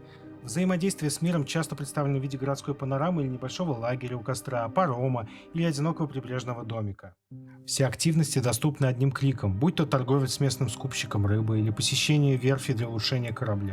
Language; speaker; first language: Russian; native; Russian